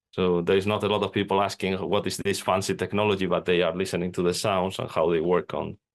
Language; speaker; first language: English; non-native, fluent; Spanish